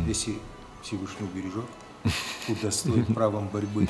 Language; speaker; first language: Russian; native; Russian